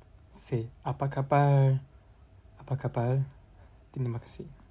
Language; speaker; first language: Korean; non-native, fluent; Chinese